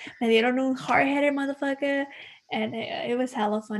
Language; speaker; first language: English; early bilingual, other home language; Spanish